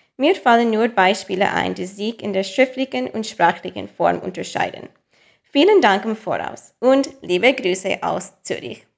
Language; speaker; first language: German; non-native, fluent; English